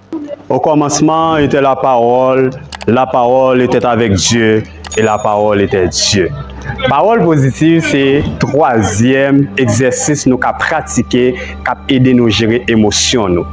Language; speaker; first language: French; non-native, local second language; Haitian Creole